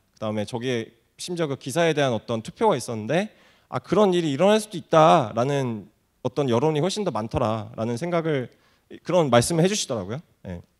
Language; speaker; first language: Korean; native; Korean